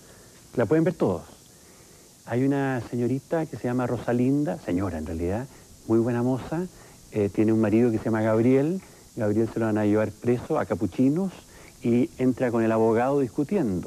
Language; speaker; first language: Spanish; native; Spanish